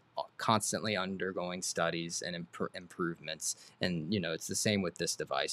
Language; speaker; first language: English; native; English